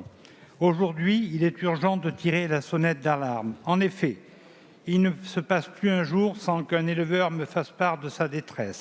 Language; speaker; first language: French; native; French